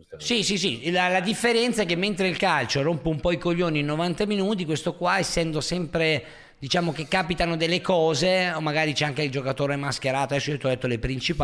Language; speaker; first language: Italian; native; Italian